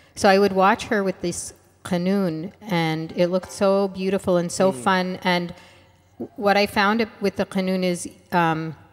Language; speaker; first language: English; non-native, fluent; Arabic